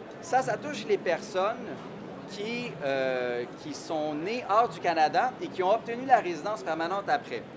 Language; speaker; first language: French; native; French